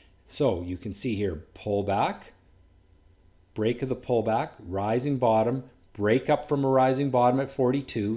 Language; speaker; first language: English; native; English